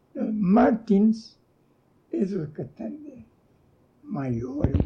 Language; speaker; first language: Spanish; native; Spanish